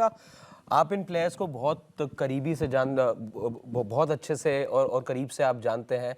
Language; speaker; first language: Hindi; native; Hindi